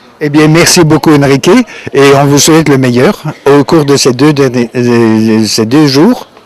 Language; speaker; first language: French; native; French